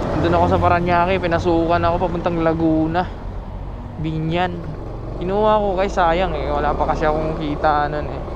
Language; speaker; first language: Filipino; non-native, local second language; Cebuano